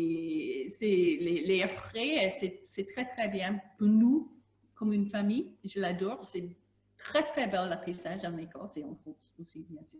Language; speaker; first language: French; non-native, learner; English